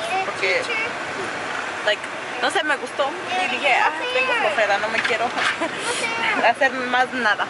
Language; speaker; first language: Spanish; early bilingual, heritage; Spanish